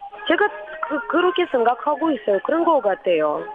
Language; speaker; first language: Korean; non-native, learner; Russian